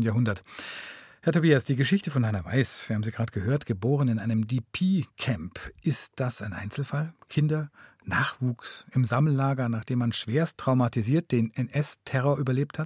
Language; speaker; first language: German; native; German